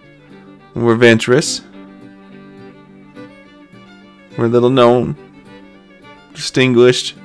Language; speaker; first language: English; native; English